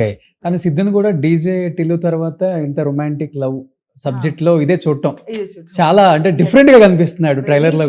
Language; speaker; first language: Telugu; native; Telugu